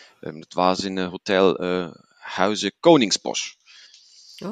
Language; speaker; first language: Dutch; non-native, learner; German